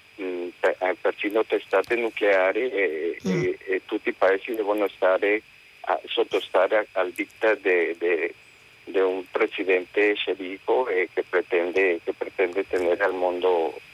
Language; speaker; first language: Italian; non-native, fluent; Spanish